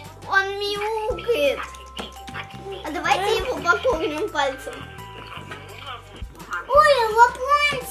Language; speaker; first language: Russian; early bilingual, heritage; Russian